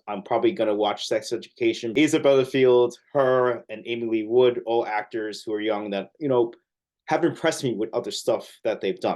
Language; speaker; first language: English; native; English